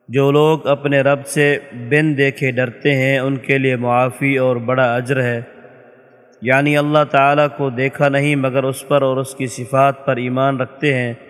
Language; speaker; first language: Urdu; native; Urdu